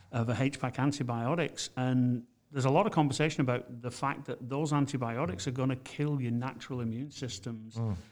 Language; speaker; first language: English; native; English